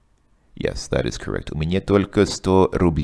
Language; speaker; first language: Russian; non-native, learner; English